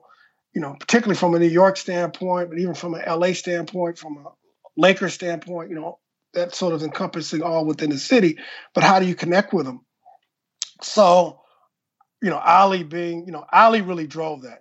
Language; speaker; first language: English; native; English